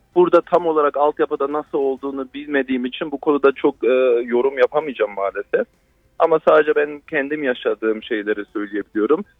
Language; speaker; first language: Turkish; early bilingual, heritage; Turkish